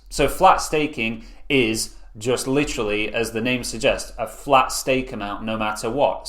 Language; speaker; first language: English; native; English